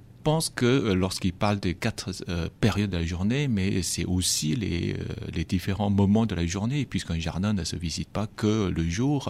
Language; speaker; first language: French; non-native, fluent; Chinese